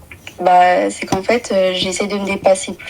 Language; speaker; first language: French; early bilingual, other home language; Arabic